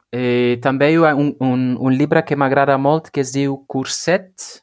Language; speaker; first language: Catalan; non-native, learner; Dutch